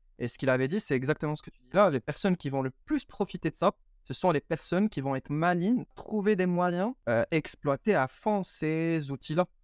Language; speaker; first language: French; non-native, local second language; Arabic